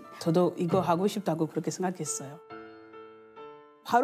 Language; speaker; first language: Korean; non-native, learner; French